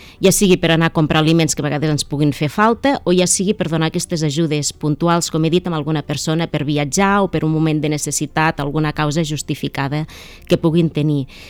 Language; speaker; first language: Catalan; native; Catalan